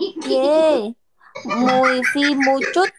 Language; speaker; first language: Vietnamese; non-native, learner; Indonesian